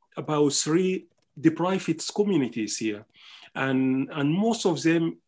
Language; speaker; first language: English; non-native, fluent; Arabic